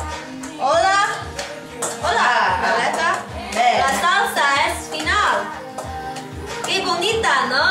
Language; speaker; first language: Spanish; non-native, learner; English